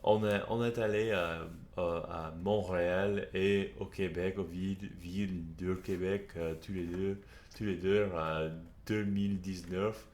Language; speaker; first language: French; non-native, learner; English